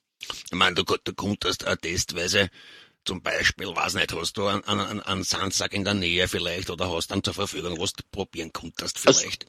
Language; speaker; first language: German; native; German